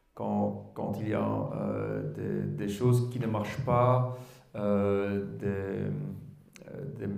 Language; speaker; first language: French; non-native, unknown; Dutch